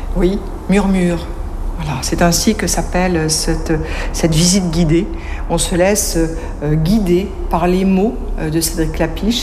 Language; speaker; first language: French; native; French